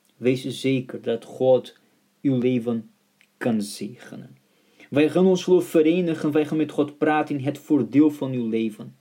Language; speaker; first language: Dutch; non-native, fluent; Portuguese